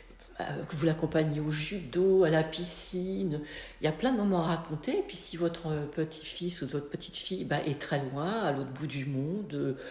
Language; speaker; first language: French; native; French